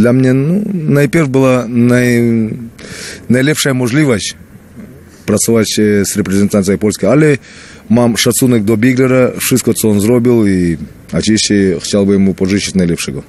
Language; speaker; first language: Polish; non-native, fluent; Russian